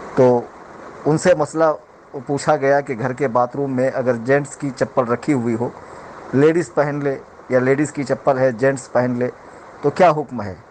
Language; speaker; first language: Urdu; native; Urdu